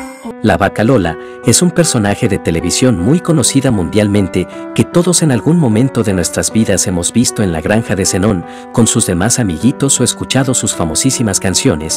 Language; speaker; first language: Spanish; native; Spanish